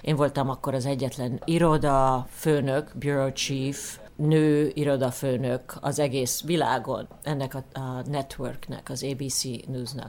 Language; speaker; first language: Hungarian; early bilingual, heritage; Hungarian